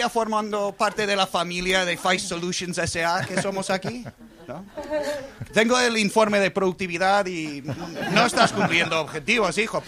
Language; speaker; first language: Spanish; non-native, fluent; English